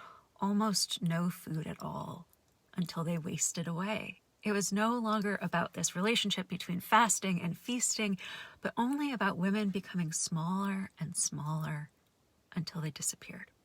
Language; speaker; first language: English; native; English